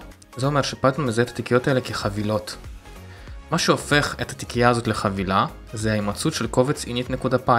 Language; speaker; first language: Hebrew; native; Hebrew